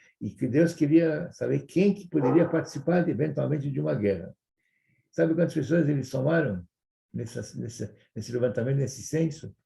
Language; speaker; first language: Portuguese; non-native, fluent; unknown